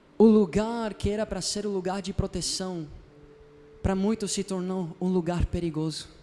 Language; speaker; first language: Portuguese; non-native, fluent; Spanish